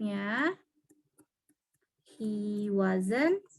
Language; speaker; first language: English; non-native, learner; Indonesian